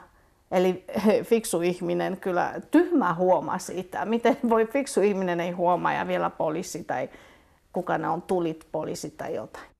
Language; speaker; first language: Finnish; non-native, fluent; Polish